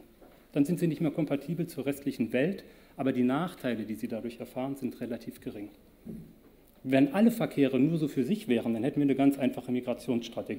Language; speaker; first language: German; native; German